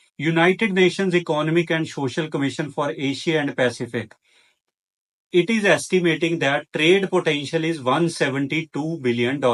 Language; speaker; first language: Hindi; native; Hindi